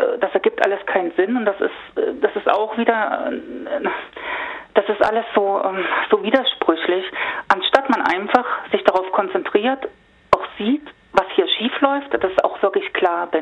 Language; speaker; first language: German; native; German